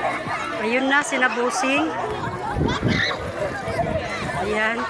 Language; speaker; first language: Filipino; native; Filipino